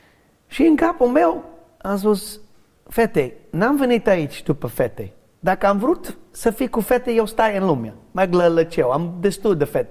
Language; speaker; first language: Romanian; non-native, learner; English